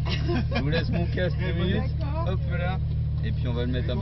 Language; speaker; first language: French; native; French